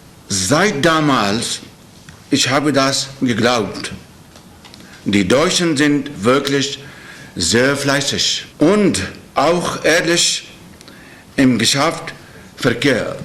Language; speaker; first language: German; non-native, learner; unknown